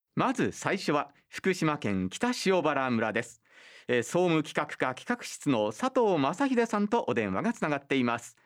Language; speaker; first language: Japanese; native; Japanese